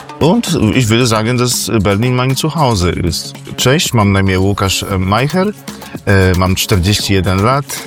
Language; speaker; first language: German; non-native, fluent; Polish